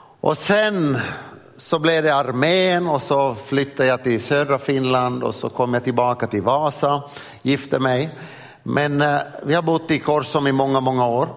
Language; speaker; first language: Swedish; native; Swedish